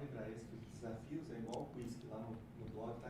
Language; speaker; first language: Portuguese; native; Portuguese